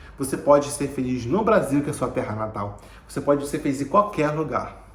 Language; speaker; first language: Portuguese; native; Portuguese